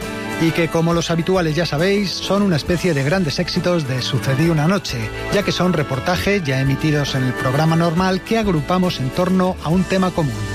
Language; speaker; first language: Spanish; native; Spanish